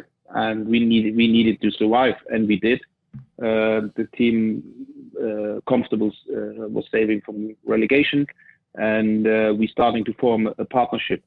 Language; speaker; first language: English; non-native, fluent; German